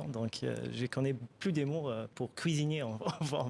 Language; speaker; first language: French; non-native, fluent; Arabic